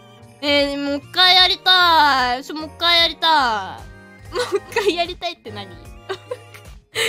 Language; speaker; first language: Japanese; native; Japanese